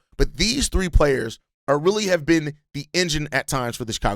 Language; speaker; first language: English; native; English